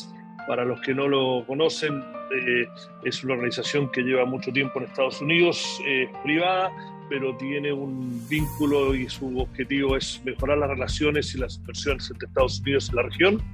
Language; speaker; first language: Spanish; native; Spanish